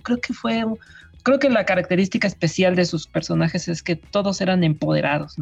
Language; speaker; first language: Spanish; native; Spanish